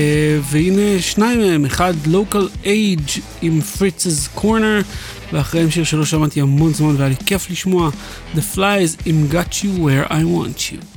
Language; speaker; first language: Hebrew; native; Hebrew